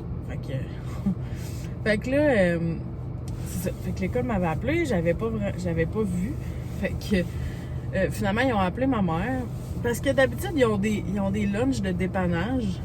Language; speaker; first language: French; native; French